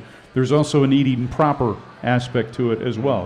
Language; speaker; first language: English; native; English